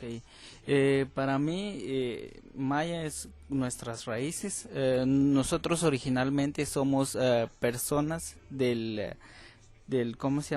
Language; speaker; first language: Spanish; non-native, local second language; Kʼicheʼ